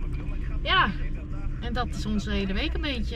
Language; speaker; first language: Dutch; native; Dutch